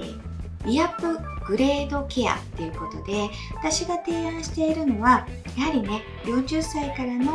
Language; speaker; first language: Japanese; native; Japanese